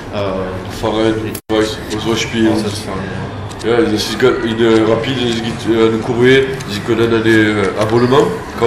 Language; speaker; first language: German; non-native, learner; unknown